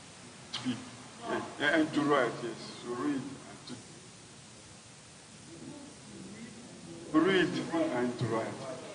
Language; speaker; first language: English; non-native, learner; French